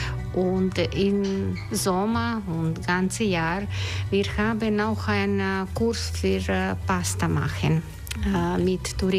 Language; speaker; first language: German; non-native, learner; Croatian